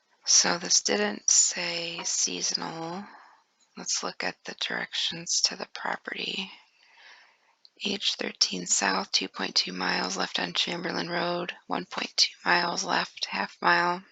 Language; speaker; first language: English; native; English